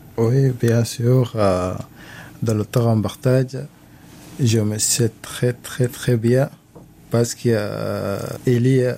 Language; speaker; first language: French; non-native, learner; Arabic